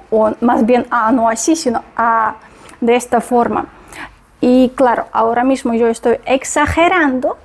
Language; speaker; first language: Spanish; non-native, fluent; Russian